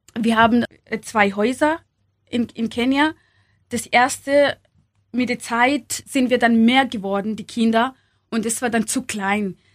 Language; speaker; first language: German; non-native, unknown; Swahili